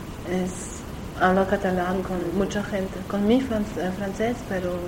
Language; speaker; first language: Spanish; non-native, learner; German